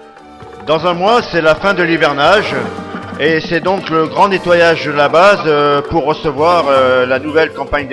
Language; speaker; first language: French; native; French